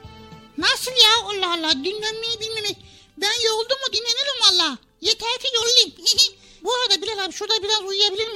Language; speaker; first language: Turkish; native; Turkish